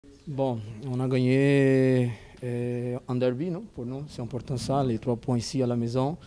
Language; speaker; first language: French; non-native, learner; Portuguese